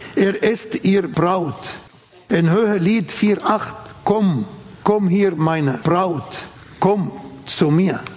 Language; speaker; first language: German; non-native, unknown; Arabic